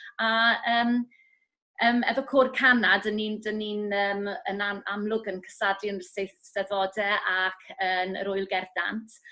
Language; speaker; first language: Welsh; native; Welsh